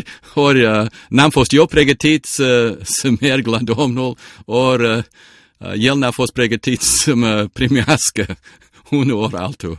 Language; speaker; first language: Romanian; early bilingual, heritage; Romanian